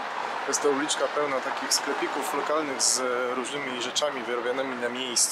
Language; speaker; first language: Polish; native; Polish